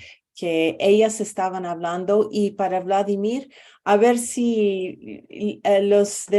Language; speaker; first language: Spanish; non-native, fluent; English